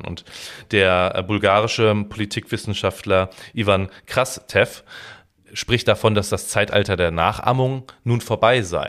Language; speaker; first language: German; native; German